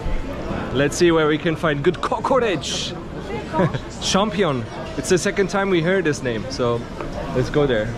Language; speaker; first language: English; non-native, fluent; German